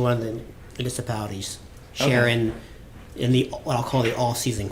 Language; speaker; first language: English; native; English